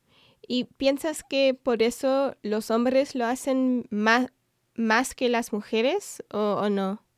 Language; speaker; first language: Spanish; non-native, fluent; English